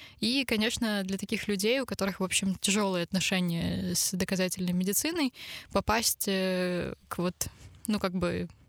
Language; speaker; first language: Russian; native; Russian